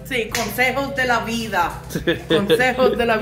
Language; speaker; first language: Spanish; non-native, fluent; English